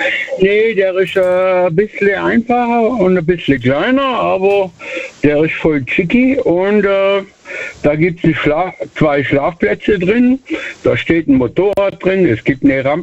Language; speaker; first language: German; native; German